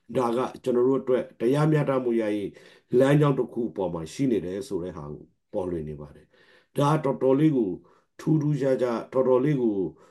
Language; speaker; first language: Burmese; non-native, local second language; Rohingya